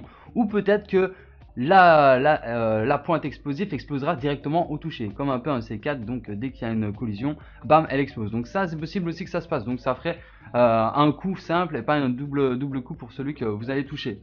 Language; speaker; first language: French; native; French